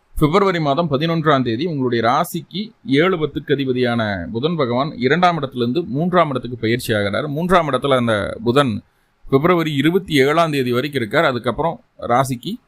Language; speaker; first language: Tamil; native; Tamil